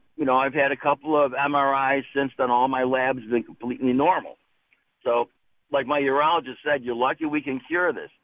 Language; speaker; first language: English; native; English